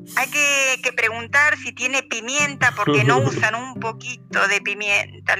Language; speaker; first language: Spanish; native; Spanish